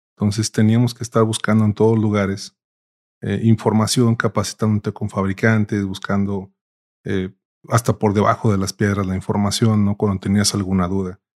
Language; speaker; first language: Spanish; native; Spanish